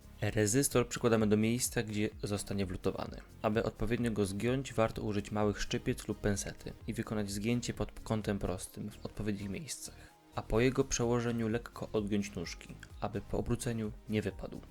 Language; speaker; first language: Polish; native; Polish